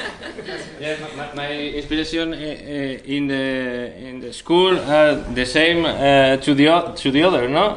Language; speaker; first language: English; non-native, learner; Spanish